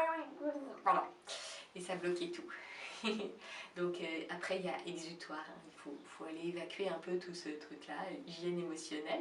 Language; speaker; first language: French; native; French